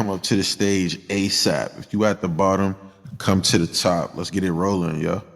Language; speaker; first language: English; native; English